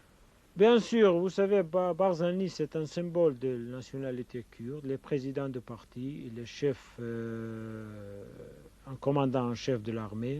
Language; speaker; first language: French; non-native, fluent; Kurdish